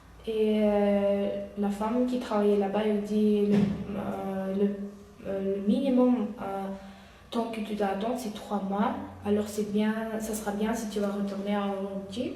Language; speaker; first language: French; non-native, learner; Uyghur